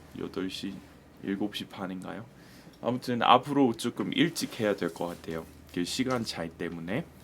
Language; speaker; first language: Korean; non-native, fluent; English